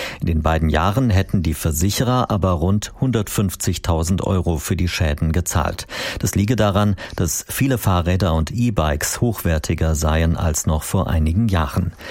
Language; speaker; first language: German; native; German